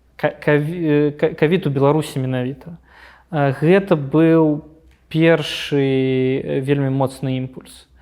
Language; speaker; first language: Belarusian; non-native, local second language; Russian